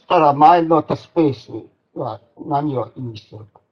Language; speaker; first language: Japanese; non-native, fluent; Chinese